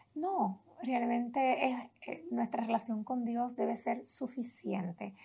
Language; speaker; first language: Spanish; native; Spanish